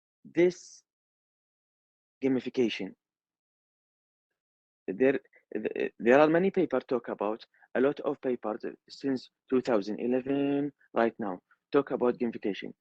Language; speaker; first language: English; non-native, learner; Arabic